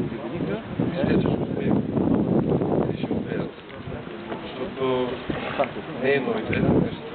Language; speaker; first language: Bulgarian; non-native, learner; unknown